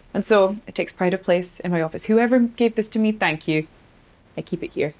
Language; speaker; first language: English; native; English